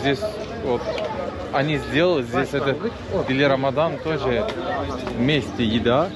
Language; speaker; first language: Russian; non-native, learner; Turkish